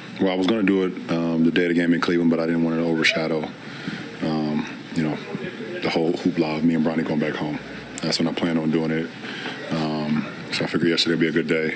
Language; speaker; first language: English; native; English